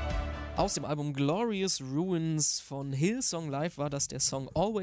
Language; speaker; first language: German; native; German